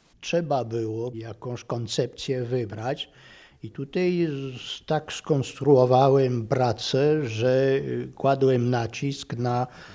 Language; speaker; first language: Polish; non-native, fluent; French